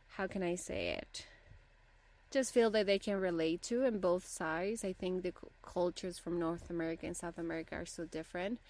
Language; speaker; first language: English; non-native, fluent; Spanish